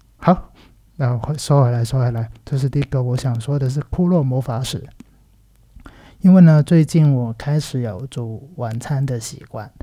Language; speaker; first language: Chinese; non-native, local second language; Cantonese